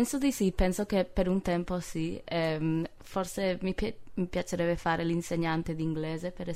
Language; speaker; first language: Italian; non-native, fluent; English